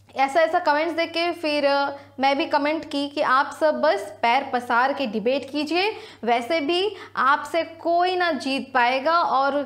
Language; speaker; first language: Hindi; non-native, local second language; Sadri